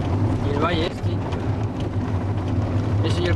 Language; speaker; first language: Spanish; native; Spanish